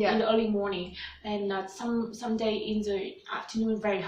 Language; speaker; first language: English; non-native, learner; Vietnamese